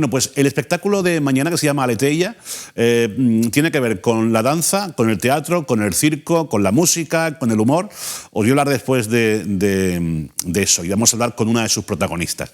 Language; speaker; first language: Spanish; native; Spanish